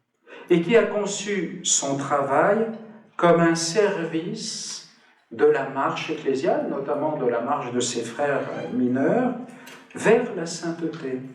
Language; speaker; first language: French; native; French